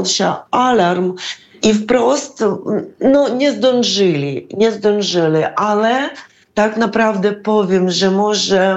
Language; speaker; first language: Polish; non-native, fluent; Ukrainian